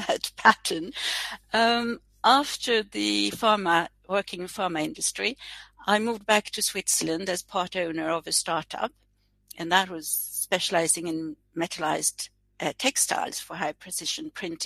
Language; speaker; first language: English; non-native, fluent; Swedish